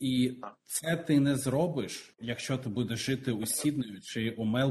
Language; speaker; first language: Ukrainian; non-native, local second language; Russian